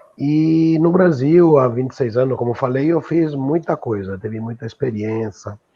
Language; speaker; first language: Portuguese; non-native, fluent; Italian